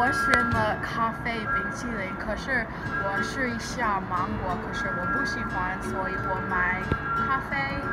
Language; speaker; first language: Chinese; non-native, learner; English